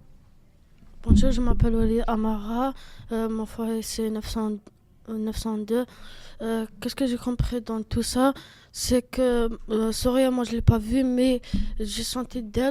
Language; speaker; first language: French; non-native, learner; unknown